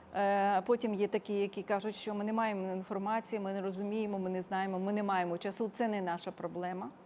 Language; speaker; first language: Ukrainian; native; Ukrainian